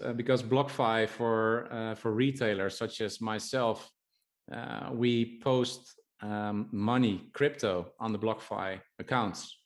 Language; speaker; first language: English; non-native, fluent; Dutch